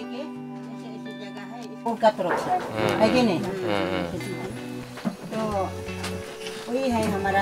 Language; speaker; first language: Hindi; non-native, local second language; Assamese